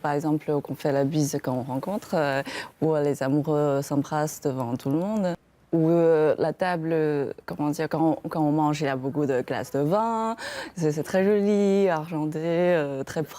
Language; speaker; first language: French; non-native, fluent; Chinese